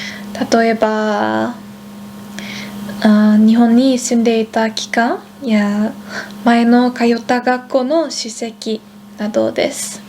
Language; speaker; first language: Japanese; non-native, fluent; Dutch